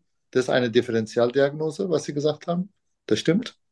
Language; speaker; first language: German; non-native, fluent; Turkish